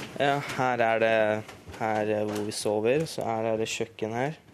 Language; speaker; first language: Norwegian; early bilingual, other home language; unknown